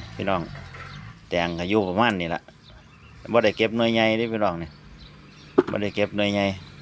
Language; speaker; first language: Thai; native; Thai